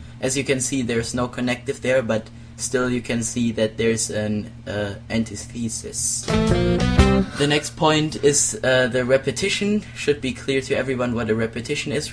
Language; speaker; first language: English; non-native, fluent; German